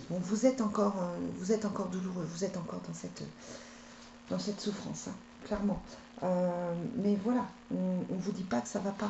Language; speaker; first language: French; native; French